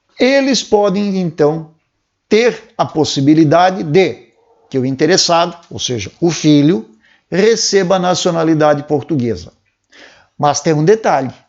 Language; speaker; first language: Portuguese; native; Portuguese